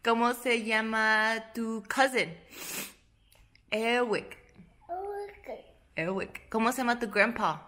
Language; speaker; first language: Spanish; early bilingual, heritage; English